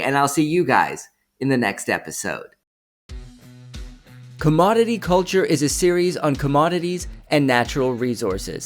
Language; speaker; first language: English; native; English